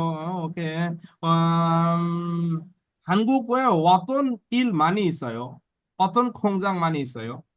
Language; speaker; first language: Korean; non-native, learner; Bangla